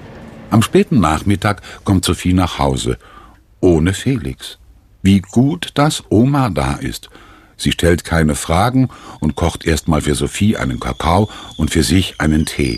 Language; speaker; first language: German; native; German